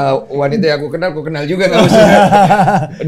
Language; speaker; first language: Indonesian; native; Indonesian